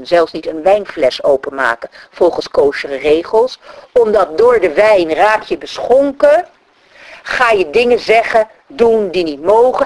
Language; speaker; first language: Dutch; native; Dutch